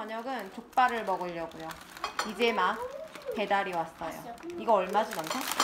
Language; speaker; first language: Korean; native; Korean